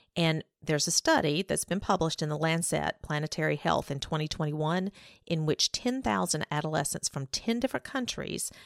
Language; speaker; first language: English; native; English